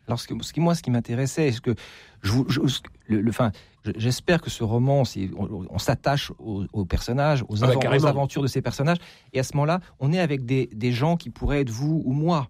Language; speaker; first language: French; native; French